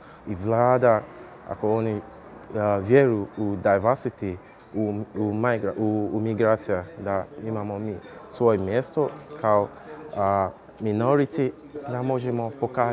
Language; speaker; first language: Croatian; non-native, learner; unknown